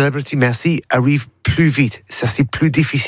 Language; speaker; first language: French; non-native, learner; English